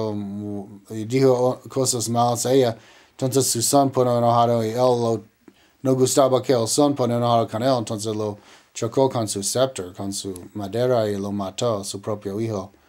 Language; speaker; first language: Spanish; non-native, learner; English